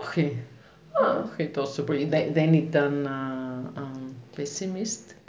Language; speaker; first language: Greek; non-native, learner; German